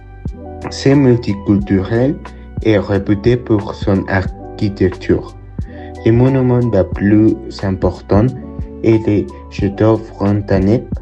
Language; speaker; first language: French; non-native, learner; Spanish